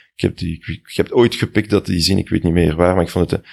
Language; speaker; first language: Dutch; non-native, fluent; French